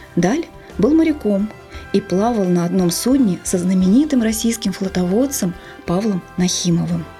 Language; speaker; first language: Russian; native; Russian